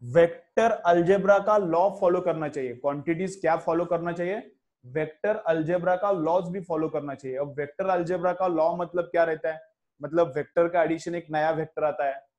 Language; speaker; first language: Hindi; non-native, local second language; Marathi